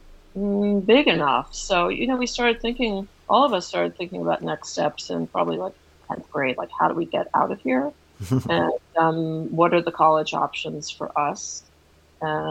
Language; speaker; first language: English; native; English